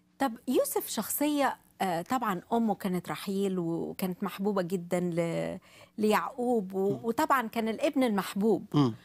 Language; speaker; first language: Arabic; native; Arabic